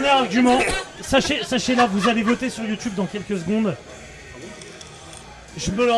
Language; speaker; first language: French; native; French